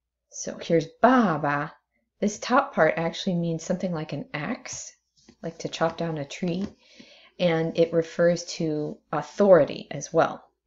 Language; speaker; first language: English; native; English